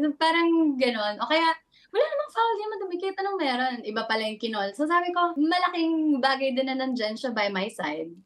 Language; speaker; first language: Filipino; native; Filipino